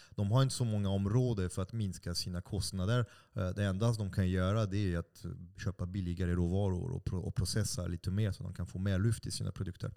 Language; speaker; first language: Swedish; non-native, fluent; French